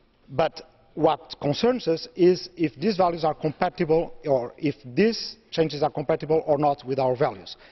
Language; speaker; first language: English; non-native, fluent; Portuguese